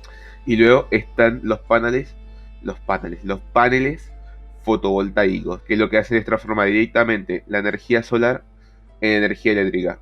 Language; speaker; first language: Spanish; native; Spanish